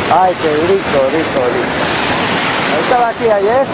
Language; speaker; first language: Spanish; non-native, learner; English